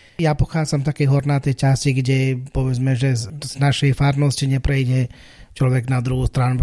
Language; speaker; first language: Slovak; non-native, fluent; Malayalam